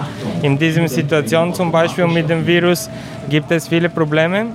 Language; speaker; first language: German; non-native, learner; Bulgarian